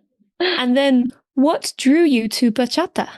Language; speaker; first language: English; native; English